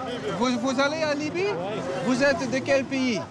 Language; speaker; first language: French; non-native, fluent; Dutch